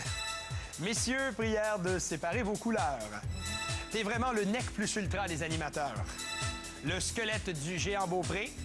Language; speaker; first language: French; native; French